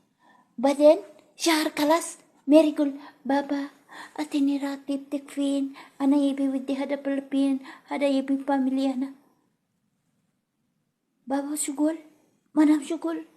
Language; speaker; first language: Arabic; non-native, learner; Oromo